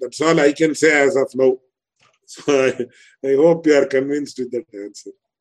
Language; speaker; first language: English; non-native, local second language; Tamil